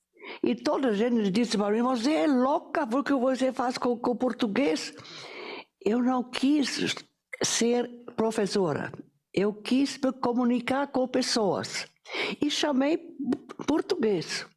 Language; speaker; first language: Portuguese; non-native, fluent; German